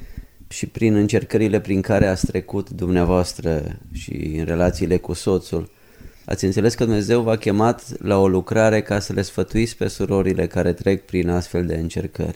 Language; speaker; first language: Romanian; native; Romanian